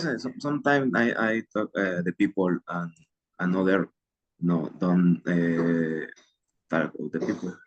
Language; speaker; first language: English; non-native, learner; Spanish